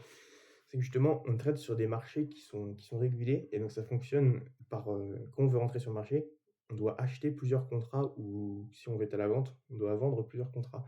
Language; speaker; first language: French; native; French